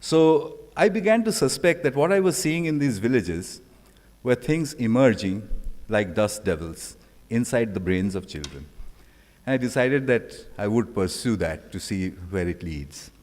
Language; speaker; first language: English; non-native, local second language; Bangla